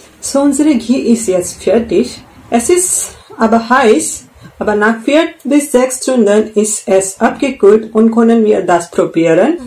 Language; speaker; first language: German; non-native, learner; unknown